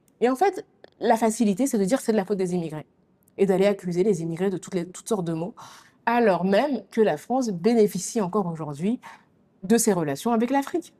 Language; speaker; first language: French; native; French